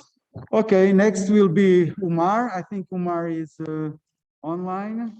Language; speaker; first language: English; non-native, learner; Portuguese